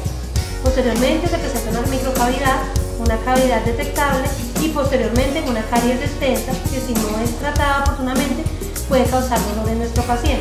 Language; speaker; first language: Spanish; native; Spanish